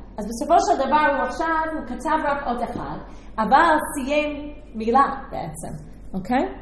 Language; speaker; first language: Hebrew; non-native, fluent; English